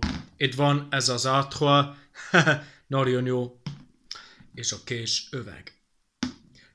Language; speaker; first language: Hungarian; non-native, learner; Welsh